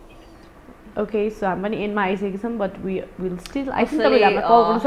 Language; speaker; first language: Nepali; native; Nepali